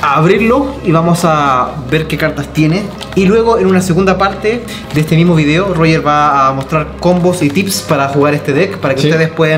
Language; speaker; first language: Spanish; native; Spanish